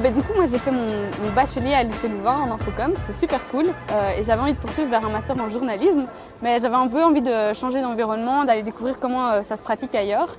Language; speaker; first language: French; native; French